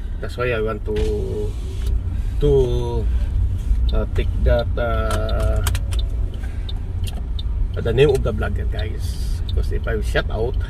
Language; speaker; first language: English; non-native, learner; Filipino